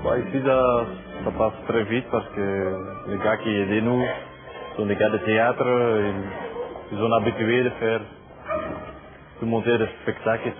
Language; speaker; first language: French; non-native, fluent; Dutch